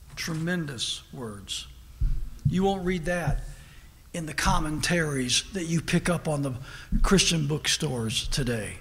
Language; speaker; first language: English; native; English